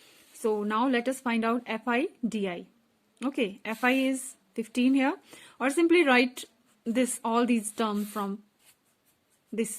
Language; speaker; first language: English; non-native, local second language; Hindi